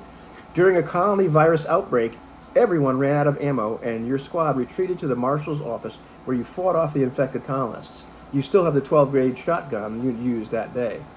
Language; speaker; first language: English; native; English